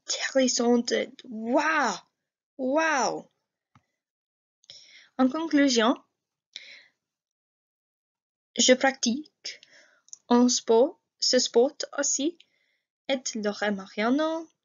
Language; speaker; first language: French; non-native, learner; English